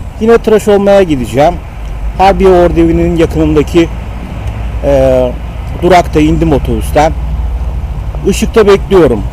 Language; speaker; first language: Turkish; native; Turkish